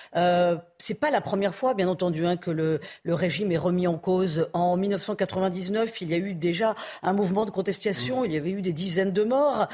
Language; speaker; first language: French; native; French